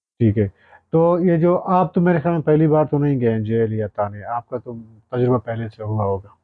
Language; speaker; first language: Urdu; non-native, local second language; Baluchi